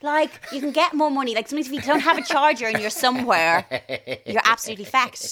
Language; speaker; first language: English; native; English